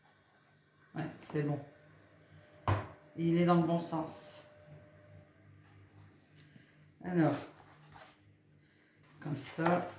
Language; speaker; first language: French; native; French